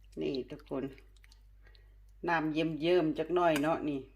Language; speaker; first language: Thai; non-native, local second language; Lao